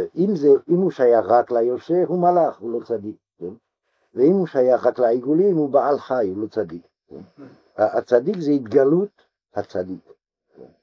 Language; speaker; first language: Hebrew; non-native, fluent; French